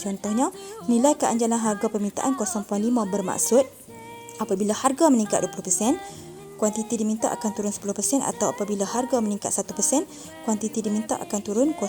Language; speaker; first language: Malay; native; Malay